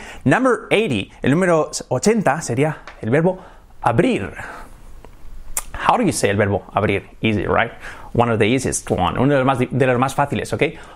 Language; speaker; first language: Spanish; native; Spanish